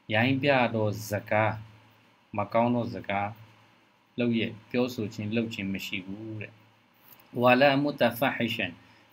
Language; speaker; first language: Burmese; native; Burmese